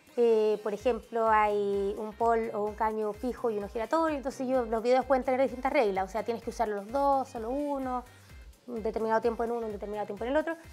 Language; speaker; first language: Spanish; native; Spanish